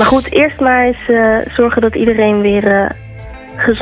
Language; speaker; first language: Dutch; native; Dutch